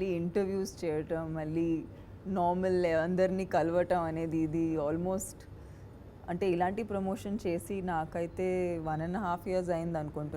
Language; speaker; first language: Telugu; non-native, fluent; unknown